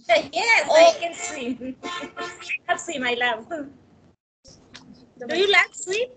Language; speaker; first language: English; non-native, learner; Bangla